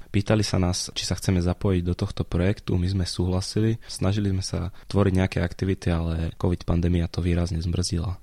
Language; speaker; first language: Slovak; native; Slovak